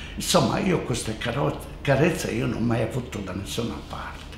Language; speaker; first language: Italian; native; Italian